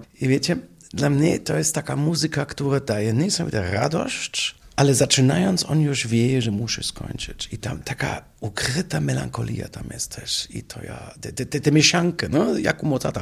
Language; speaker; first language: Polish; non-native, fluent; German